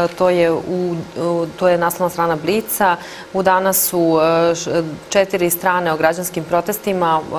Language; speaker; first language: Serbian; native; Serbian